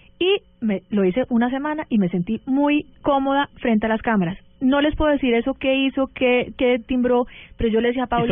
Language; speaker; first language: Spanish; early bilingual, heritage; Spanish